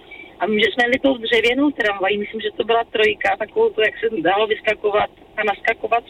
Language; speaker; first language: Czech; native; Czech